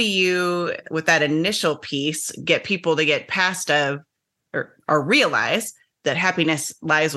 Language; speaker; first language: English; native; English